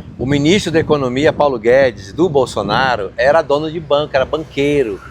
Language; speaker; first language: Portuguese; native; Portuguese